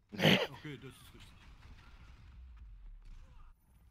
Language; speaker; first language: German; native; German